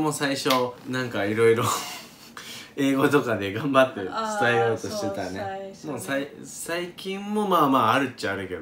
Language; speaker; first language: Japanese; native; Japanese